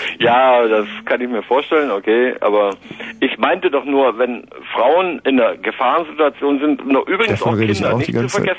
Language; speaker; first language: German; native; German